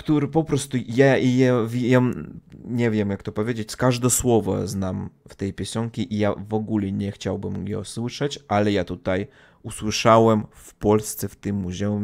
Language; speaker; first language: Polish; non-native, learner; Russian